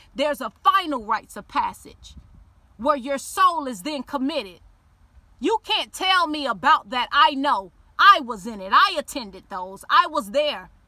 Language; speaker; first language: English; native; English